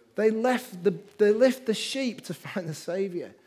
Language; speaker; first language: English; native; English